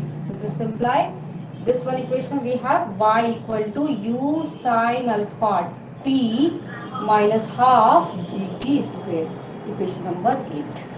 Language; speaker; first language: English; non-native, local second language; Hindi